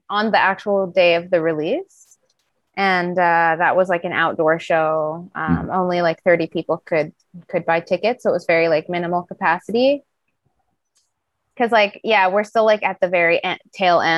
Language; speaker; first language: English; native; English